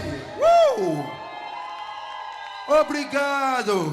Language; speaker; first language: Portuguese; non-native, learner; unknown